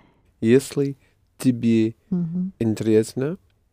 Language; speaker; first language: Russian; non-native, learner; English